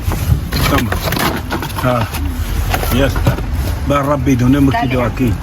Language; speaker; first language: Spanish; non-native, learner; Arabic